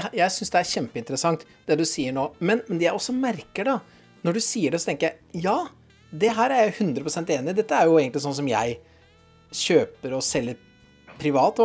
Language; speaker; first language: Norwegian; native; Norwegian